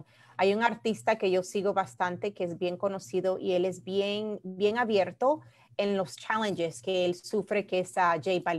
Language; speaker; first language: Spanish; early bilingual, heritage; Spanish